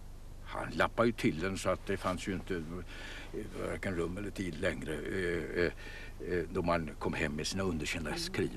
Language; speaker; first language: Swedish; native; Swedish